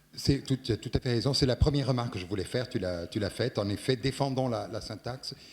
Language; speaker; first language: French; native; French